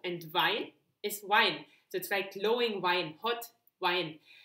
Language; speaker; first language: English; non-native, fluent; German